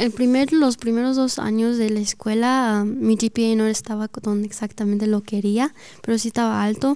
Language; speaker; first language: Spanish; early bilingual, heritage; Spanish